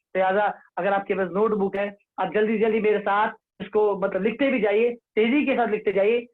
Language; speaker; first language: Urdu; non-native, local second language; Kashmiri